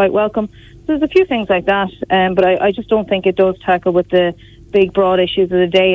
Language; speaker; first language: English; native; English